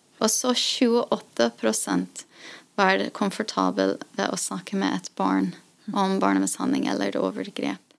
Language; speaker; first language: Norwegian; non-native, fluent; English